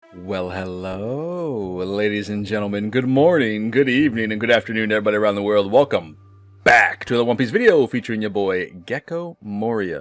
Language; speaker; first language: English; native; English